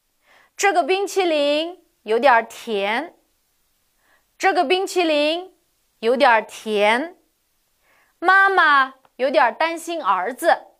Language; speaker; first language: Chinese; non-native, local second language; Uyghur